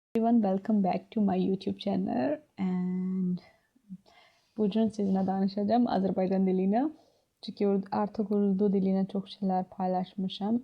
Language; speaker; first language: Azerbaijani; non-native, fluent; Urdu